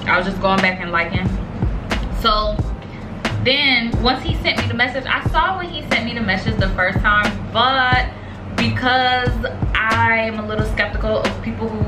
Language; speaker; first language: English; native; English